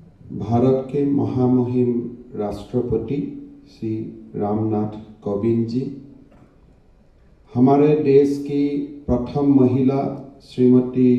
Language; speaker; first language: Hindi; non-native, local second language; Assamese